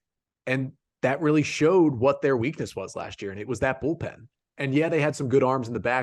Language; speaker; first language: English; native; English